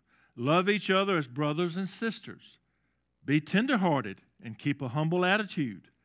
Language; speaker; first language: English; native; English